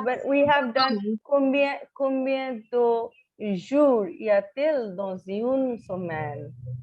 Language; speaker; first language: French; non-native, fluent; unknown